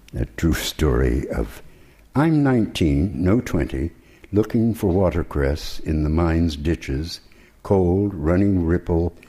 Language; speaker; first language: English; native; English